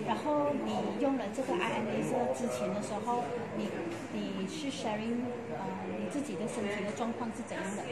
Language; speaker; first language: Chinese; native; Chinese